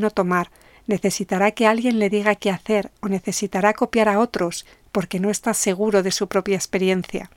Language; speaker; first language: Spanish; native; Spanish